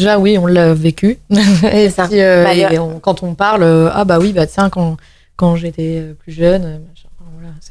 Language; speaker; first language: French; native; French